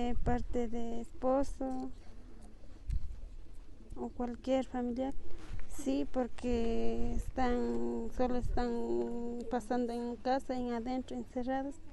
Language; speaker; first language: Spanish; non-native, local second language; Quechua